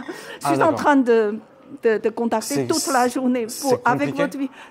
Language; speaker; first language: French; non-native, learner; Chinese